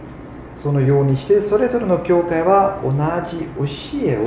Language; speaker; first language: Japanese; non-native, fluent; German